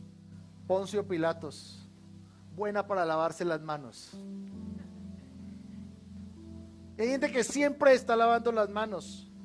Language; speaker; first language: Spanish; native; Spanish